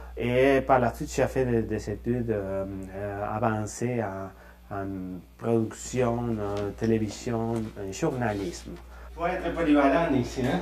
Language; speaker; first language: French; non-native, fluent; Spanish